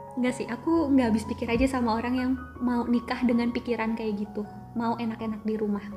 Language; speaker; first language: Indonesian; native; Indonesian